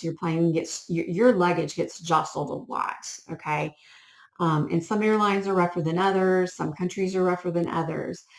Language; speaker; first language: English; native; English